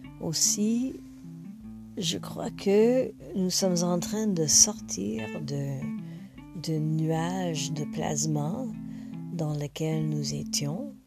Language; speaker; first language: French; non-native, fluent; English